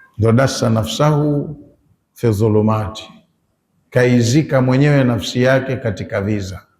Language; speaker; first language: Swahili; native; Swahili